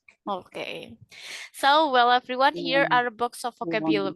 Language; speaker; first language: English; non-native, fluent; Indonesian